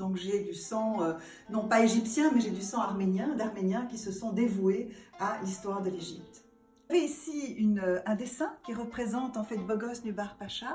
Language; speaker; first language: French; native; French